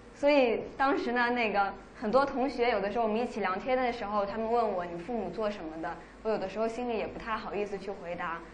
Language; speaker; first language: Chinese; native; Chinese